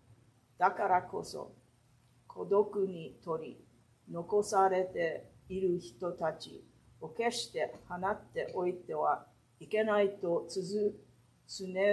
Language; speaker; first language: Japanese; early bilingual, heritage; Japanese